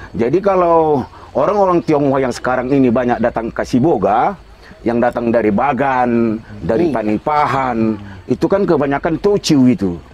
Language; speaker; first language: Indonesian; native; Indonesian